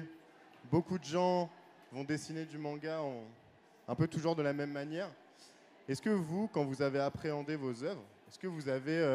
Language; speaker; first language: French; native; French